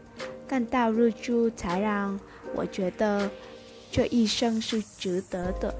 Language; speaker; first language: Chinese; non-native, fluent; Vietnamese